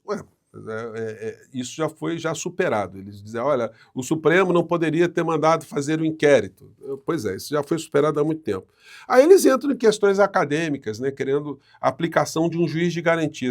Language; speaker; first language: Portuguese; native; Portuguese